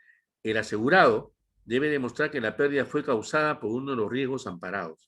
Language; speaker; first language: Spanish; native; Spanish